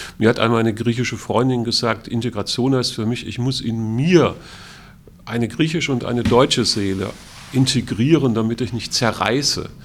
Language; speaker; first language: German; native; German